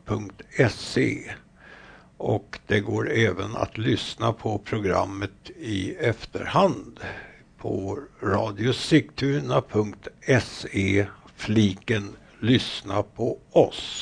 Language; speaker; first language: Swedish; native; Swedish